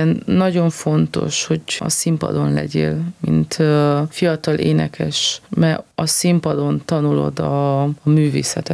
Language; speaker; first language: Hungarian; non-native, fluent; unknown